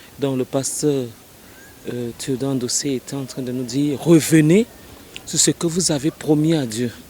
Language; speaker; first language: French; non-native, local second language; Wolof